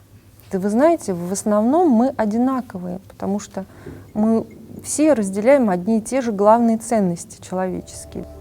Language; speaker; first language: Russian; native; Russian